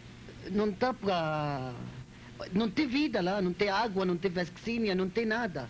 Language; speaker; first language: Portuguese; non-native, learner; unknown